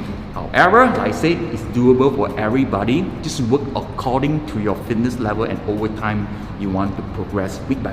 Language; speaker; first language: English; non-native, local second language; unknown